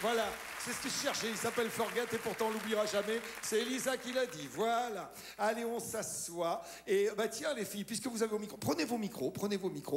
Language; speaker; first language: French; native; French